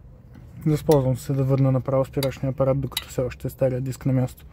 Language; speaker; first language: Bulgarian; native; Bulgarian